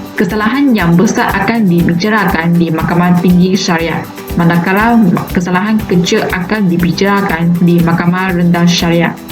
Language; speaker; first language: Malay; non-native, local second language; Chinese